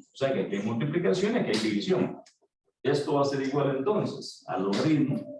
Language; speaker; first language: Spanish; native; Spanish